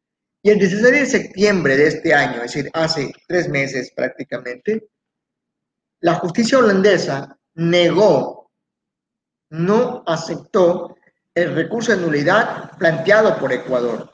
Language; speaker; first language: Spanish; native; Spanish